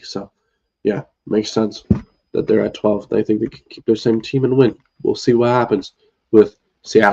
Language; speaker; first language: English; native; English